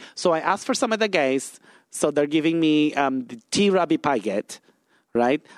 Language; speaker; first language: English; native; English